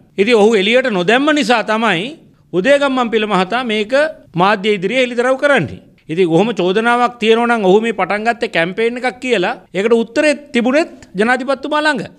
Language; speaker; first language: Sinhala; native; Sinhala